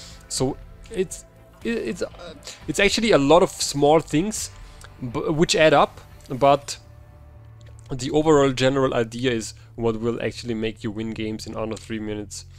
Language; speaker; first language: English; non-native, fluent; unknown